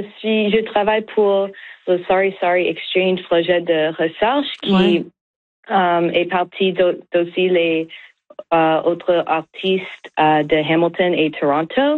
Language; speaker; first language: French; non-native, learner; English